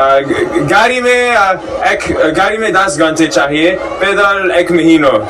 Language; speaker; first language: Hindi; non-native, learner; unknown